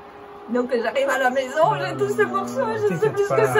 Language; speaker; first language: French; non-native, fluent; Italian